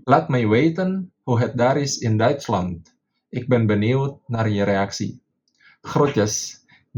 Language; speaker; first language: Dutch; non-native, fluent; Indonesian